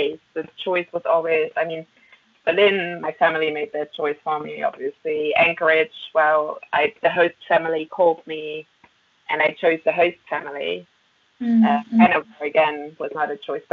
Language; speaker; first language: English; non-native, fluent; German